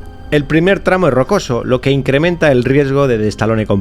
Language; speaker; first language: Spanish; native; Spanish